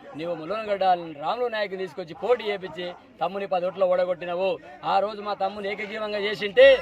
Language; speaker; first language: Telugu; native; Telugu